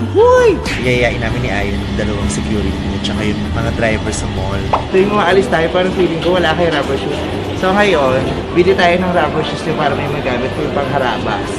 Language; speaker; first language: Filipino; native; Filipino